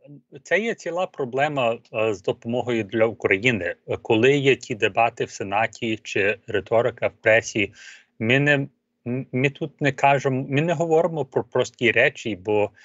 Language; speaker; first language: Ukrainian; early bilingual, heritage; Ukrainian